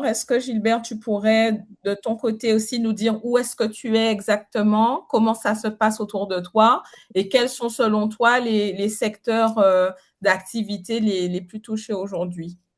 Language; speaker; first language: French; native; French